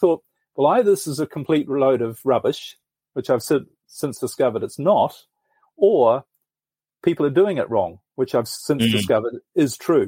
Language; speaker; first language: English; native; English